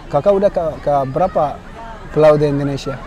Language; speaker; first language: Indonesian; non-native, fluent; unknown